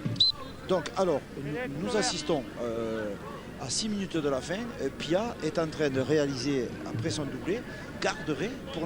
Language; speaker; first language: French; native; French